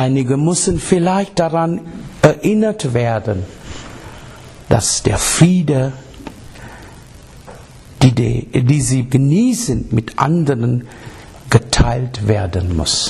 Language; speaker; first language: German; non-native, learner; English